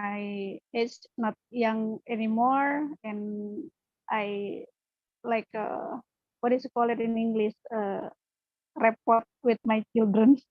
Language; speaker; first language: English; non-native, learner; Indonesian